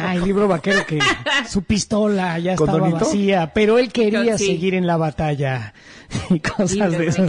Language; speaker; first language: Spanish; native; Spanish